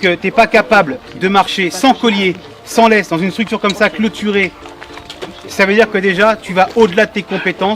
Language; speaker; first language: French; native; French